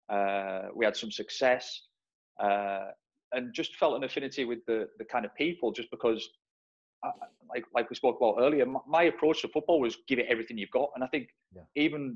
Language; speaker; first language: English; native; English